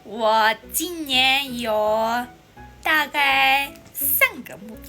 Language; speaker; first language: Chinese; non-native, fluent; Armenian